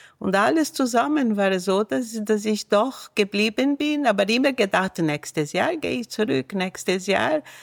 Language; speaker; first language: German; non-native, fluent; Portuguese